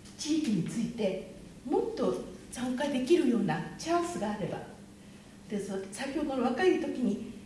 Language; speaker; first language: Japanese; native; Japanese